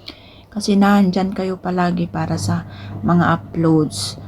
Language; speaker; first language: Filipino; native; Filipino